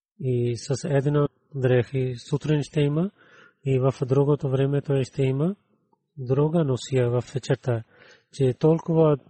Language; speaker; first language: Bulgarian; non-native, learner; Urdu